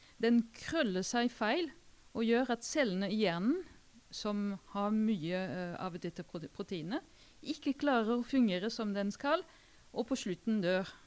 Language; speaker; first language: Norwegian; non-native, fluent; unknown